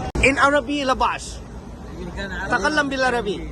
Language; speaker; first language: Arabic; non-native, learner; Indonesian